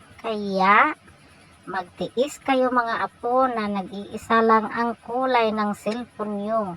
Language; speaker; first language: Filipino; non-native, local second language; Cebuano